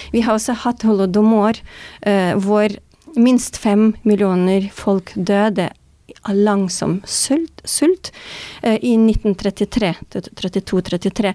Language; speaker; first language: Norwegian; non-native, fluent; Ukrainian